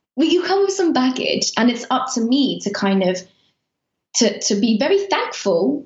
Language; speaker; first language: English; early bilingual, other home language; Persian